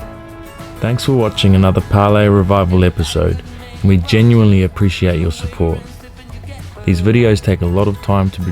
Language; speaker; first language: English; native; English